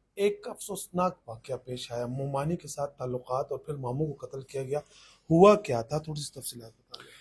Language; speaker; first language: Urdu; non-native, local second language; Pashto